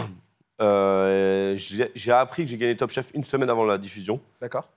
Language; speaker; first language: French; native; French